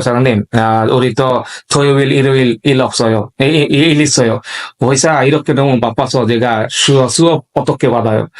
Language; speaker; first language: Korean; non-native, learner; Bangla